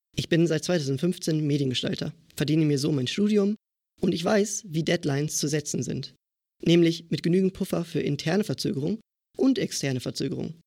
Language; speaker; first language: German; native; German